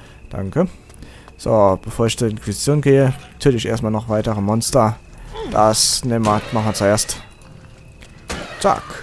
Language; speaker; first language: German; native; German